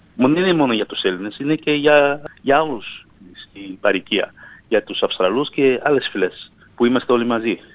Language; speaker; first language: Greek; early bilingual, heritage; Greek